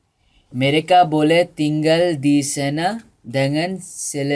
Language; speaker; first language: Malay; non-native, learner; Bangla